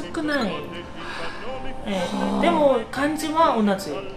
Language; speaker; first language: Japanese; non-native, learner; Korean